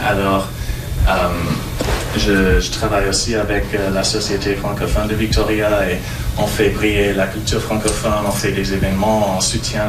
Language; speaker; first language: French; non-native, local second language; English